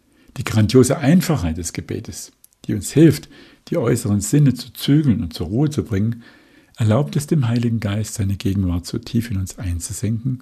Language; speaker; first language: German; native; German